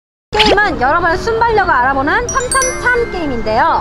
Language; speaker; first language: Korean; native; Korean